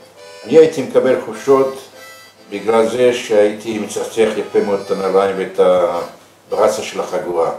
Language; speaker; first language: Hebrew; early bilingual, other home language; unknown